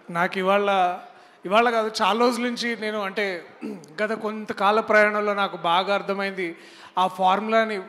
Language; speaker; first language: Telugu; native; Telugu